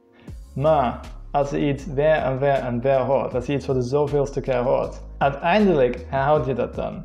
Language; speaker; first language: Dutch; non-native, fluent; English